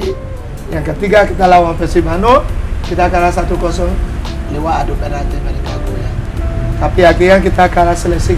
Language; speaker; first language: Indonesian; non-native, fluent; English